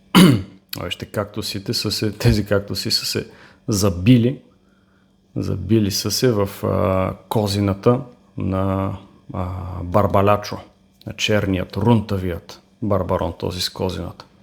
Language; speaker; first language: Bulgarian; native; Bulgarian